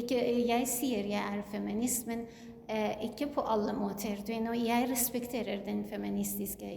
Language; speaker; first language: Norwegian; non-native, learner; Kurdish